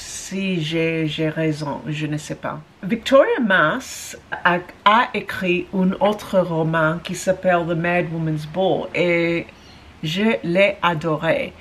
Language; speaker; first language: French; non-native, learner; English